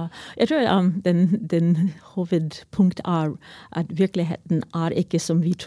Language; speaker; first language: Norwegian; non-native, fluent; English